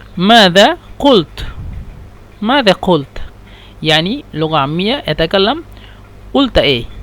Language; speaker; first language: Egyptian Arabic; non-native, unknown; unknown